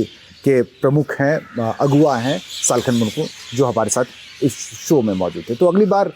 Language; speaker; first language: Hindi; native; Hindi